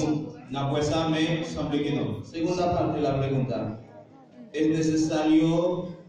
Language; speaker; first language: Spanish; non-native, learner; Haitian Creole